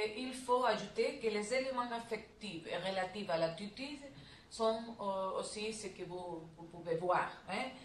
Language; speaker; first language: French; non-native, learner; Spanish